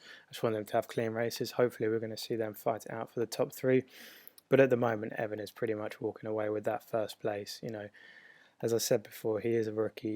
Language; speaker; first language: English; native; English